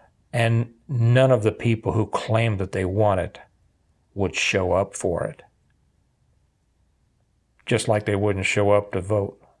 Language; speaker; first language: English; native; English